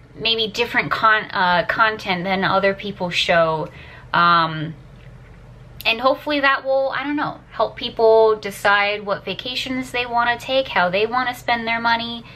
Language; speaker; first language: English; native; English